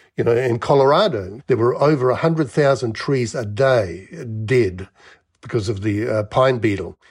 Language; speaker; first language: English; native; English